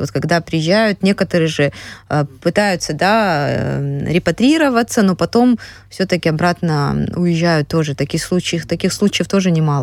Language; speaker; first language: Russian; native; Russian